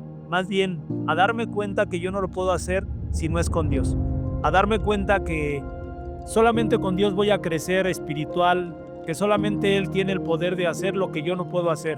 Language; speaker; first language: Spanish; native; Spanish